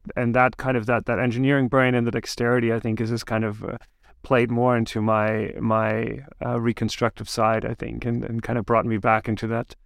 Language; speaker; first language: English; early bilingual, other home language; German